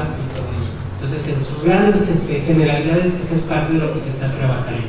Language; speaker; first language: Spanish; non-native, local second language; Tzotzil